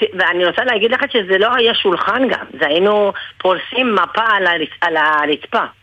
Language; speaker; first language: Hebrew; non-native, fluent; Persian